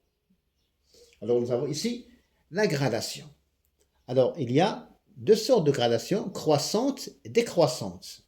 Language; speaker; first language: French; non-native, local second language; Arabic